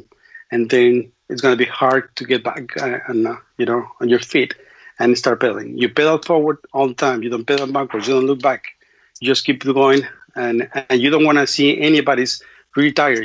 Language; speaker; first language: English; non-native, fluent; Spanish